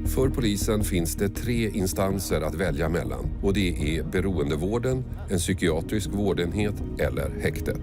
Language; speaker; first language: Swedish; native; Swedish